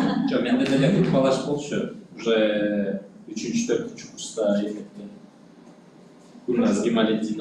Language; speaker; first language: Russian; non-native, local second language; Kyrgyz